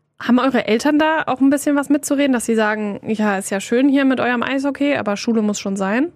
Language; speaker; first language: German; native; German